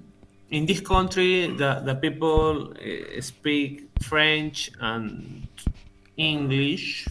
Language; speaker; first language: English; non-native, learner; Spanish